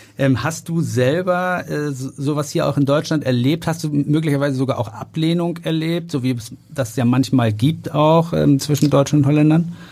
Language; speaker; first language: German; native; German